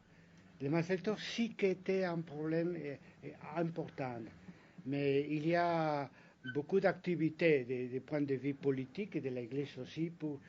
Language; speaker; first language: French; non-native, fluent; Spanish